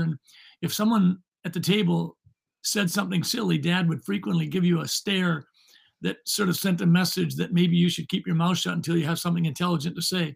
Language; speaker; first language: English; native; English